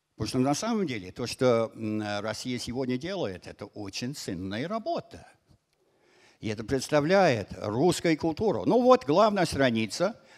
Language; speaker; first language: Russian; non-native, fluent; English